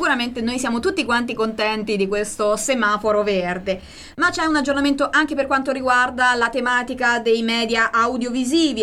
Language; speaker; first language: Italian; native; Italian